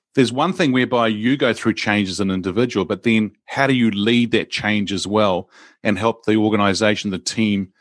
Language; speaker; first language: English; native; English